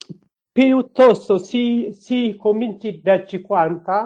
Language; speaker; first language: Italian; non-native, learner; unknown